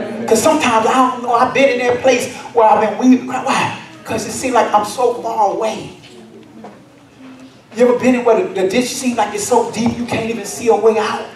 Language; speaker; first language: English; native; English